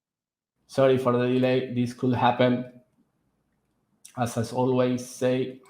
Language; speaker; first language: English; non-native, fluent; Spanish